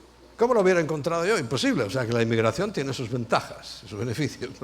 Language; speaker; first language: Spanish; native; Spanish